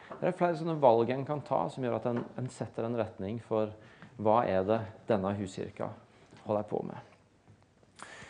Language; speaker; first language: Norwegian; native; Norwegian